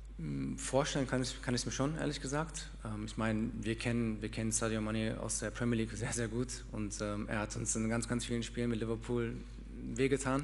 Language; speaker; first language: German; native; German